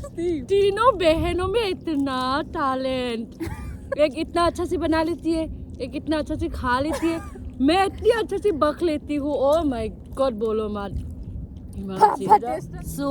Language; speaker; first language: Hindi; non-native, local second language; Bodo